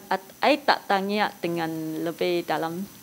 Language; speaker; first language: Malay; non-native, local second language; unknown